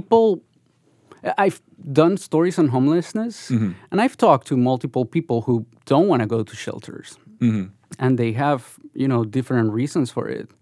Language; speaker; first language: English; non-native, fluent; Spanish